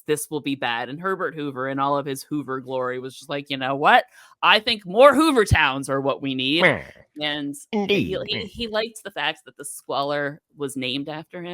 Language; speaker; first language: English; native; English